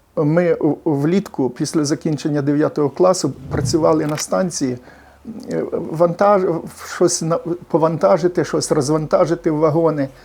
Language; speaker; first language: Ukrainian; native; Ukrainian